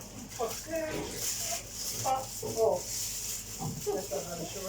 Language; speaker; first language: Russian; non-native, learner; English